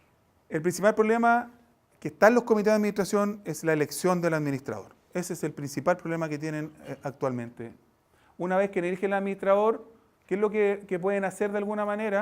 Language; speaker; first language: Spanish; native; Spanish